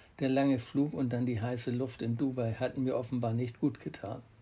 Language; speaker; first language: German; native; German